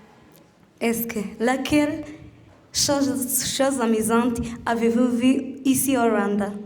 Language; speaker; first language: French; non-native, learner; Kinyarwanda